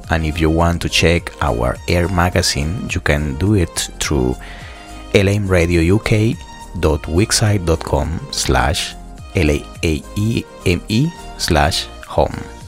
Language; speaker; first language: English; non-native, learner; Spanish